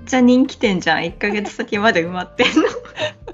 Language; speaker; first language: Japanese; native; Japanese